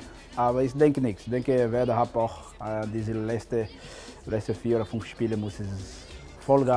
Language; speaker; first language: German; non-native, learner; Portuguese